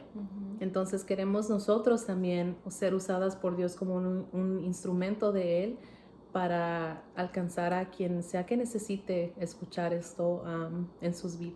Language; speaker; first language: Spanish; early bilingual, heritage; Spanish